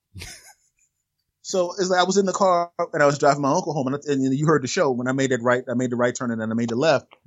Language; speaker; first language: English; native; English